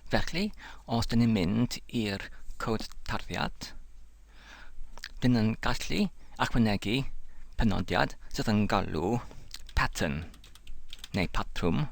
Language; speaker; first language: Welsh; non-native, fluent; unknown